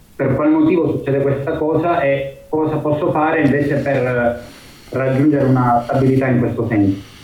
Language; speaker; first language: Italian; native; Italian